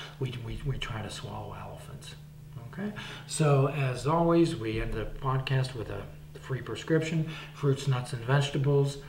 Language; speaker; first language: English; native; English